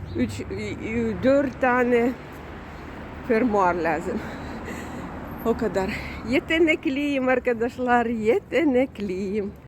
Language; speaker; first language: Turkish; non-native, learner; Russian